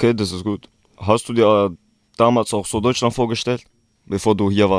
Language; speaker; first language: German; early bilingual, other home language; Kurdish